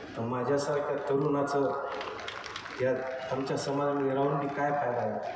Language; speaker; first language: Marathi; non-native, local second language; Lambadi